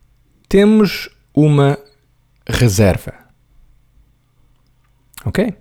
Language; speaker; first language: Portuguese; non-native, learner; English